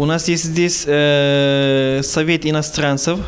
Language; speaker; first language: Russian; non-native, fluent; Turkish